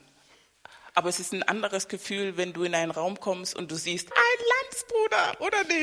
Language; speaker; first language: German; non-native, fluent; Spanish